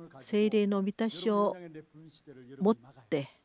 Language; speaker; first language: Japanese; non-native, fluent; Korean